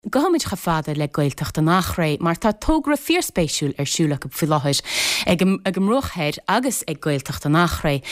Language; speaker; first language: Irish; native; Irish